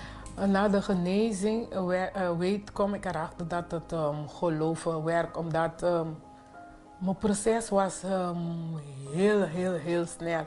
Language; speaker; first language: Dutch; non-native, local second language; Papiamento